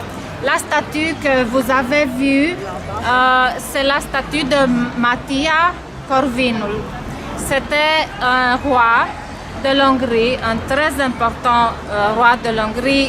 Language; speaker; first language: French; non-native, fluent; Romanian